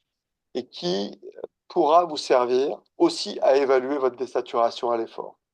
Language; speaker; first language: French; native; French